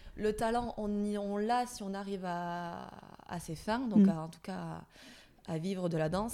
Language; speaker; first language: French; native; French